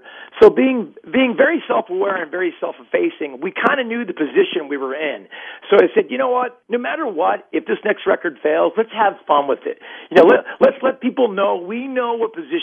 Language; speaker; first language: English; native; English